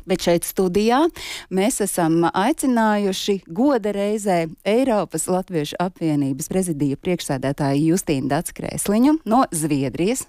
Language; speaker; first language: Latvian; native; Latvian